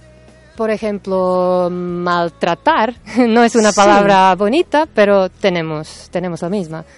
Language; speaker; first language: Spanish; non-native, fluent; Serbian